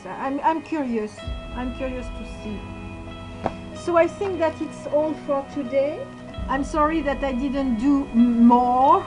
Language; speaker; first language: English; non-native, fluent; French